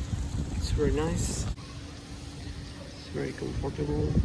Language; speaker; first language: English; non-native, learner; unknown